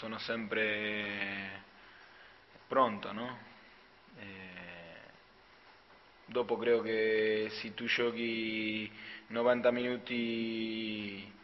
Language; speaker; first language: Italian; non-native, fluent; Spanish